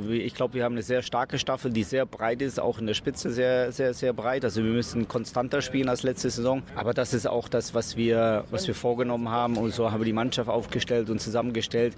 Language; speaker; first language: German; native; German